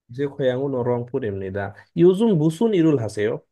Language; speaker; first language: Korean; non-native, fluent; Bangla